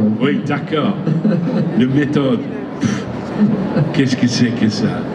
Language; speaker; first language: French; non-native, learner; English